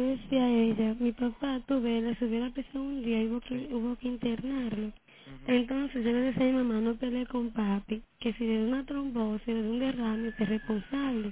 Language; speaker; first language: Spanish; native; Spanish